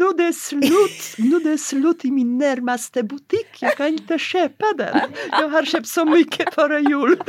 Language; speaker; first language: Swedish; non-native, fluent; Polish